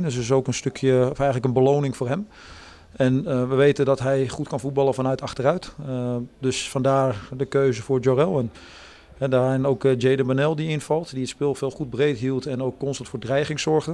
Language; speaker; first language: Dutch; native; Dutch